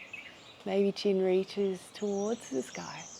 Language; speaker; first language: English; native; English